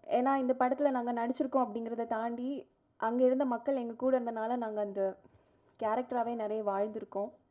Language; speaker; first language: Tamil; native; Tamil